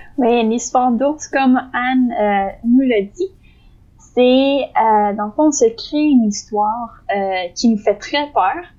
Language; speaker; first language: French; native; French